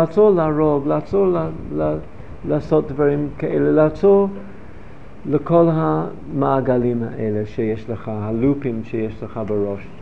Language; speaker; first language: Hebrew; non-native, fluent; English